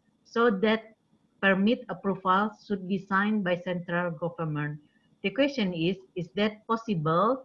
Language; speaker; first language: English; non-native, learner; Indonesian